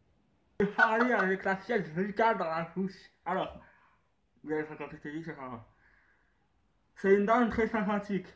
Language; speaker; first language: French; native; French